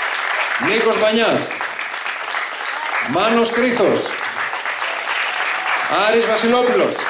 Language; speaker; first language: Greek; native; Greek